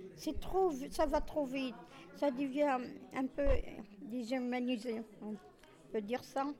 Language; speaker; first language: French; non-native, local second language; Arabic